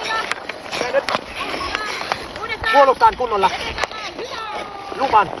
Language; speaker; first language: Finnish; non-native, learner; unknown